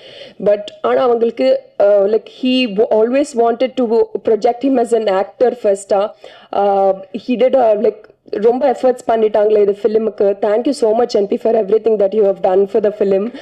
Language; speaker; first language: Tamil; non-native, fluent; Telugu